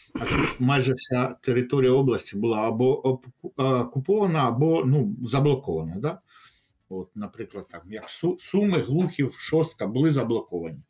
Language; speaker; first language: Ukrainian; non-native, local second language; Russian